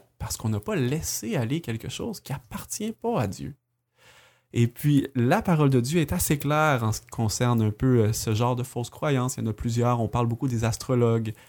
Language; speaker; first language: French; native; French